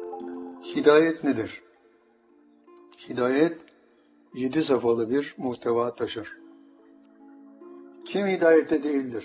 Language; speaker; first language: Turkish; native; Turkish